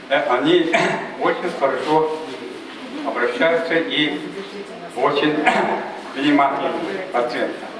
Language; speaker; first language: Russian; non-native, local second language; Yakut